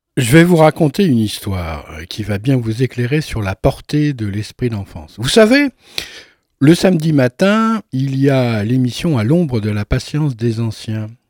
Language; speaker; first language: French; native; French